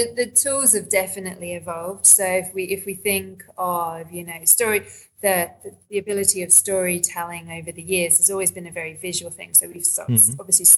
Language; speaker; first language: English; native; English